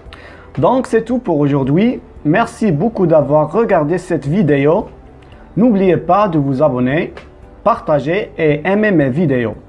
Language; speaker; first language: French; non-native, local second language; Arabic